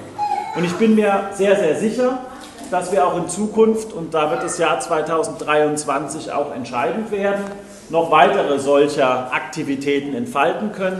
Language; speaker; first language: German; native; German